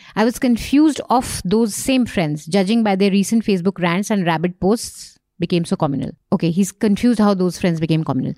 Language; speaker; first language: English; non-native, local second language; Hindi